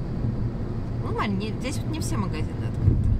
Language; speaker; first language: Russian; native; Russian